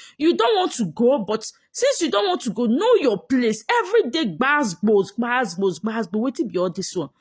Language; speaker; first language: Nigerian Pidgin; native; Nigerian Pidgin